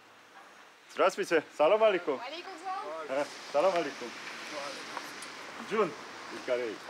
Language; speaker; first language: Russian; non-native, learner; Korean